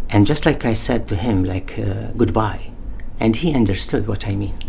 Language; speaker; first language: English; non-native, learner; Arabic